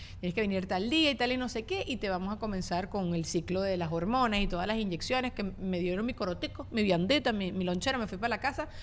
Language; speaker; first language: Spanish; native; Spanish